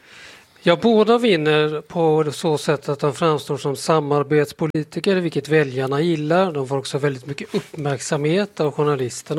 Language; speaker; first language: Swedish; native; Swedish